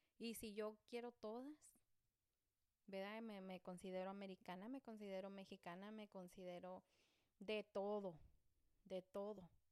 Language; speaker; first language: Spanish; early bilingual, heritage; Spanish